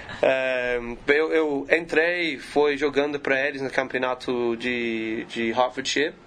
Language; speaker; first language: Portuguese; non-native, learner; English